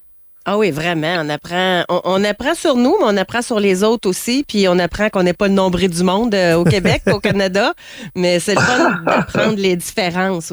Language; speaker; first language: French; native; French